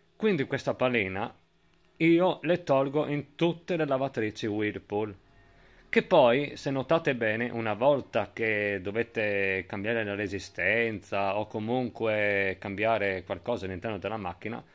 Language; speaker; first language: Italian; native; Italian